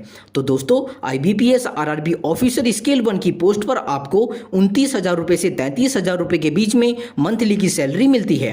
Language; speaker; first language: Hindi; native; Hindi